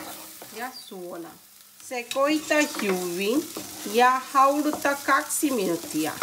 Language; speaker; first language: Finnish; non-native, learner; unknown